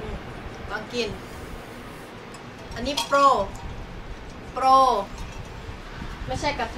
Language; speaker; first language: English; non-native, learner; Thai